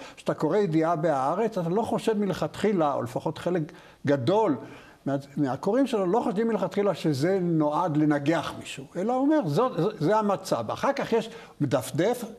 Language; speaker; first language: Hebrew; native; Hebrew